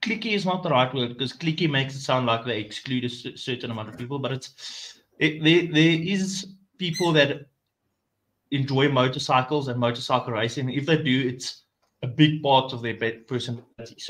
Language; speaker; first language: English; non-native, local second language; Afrikaans